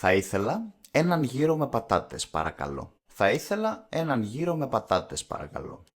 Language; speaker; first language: Greek; non-native, learner; English